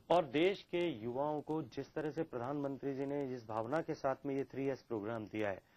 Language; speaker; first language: Hindi; native; Hindi